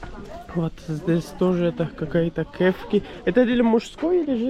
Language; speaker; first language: Russian; non-native, learner; Urdu